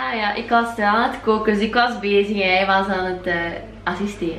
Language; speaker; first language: Dutch; native; Dutch